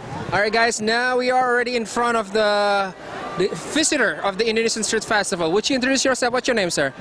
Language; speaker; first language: English; non-native, fluent; Indonesian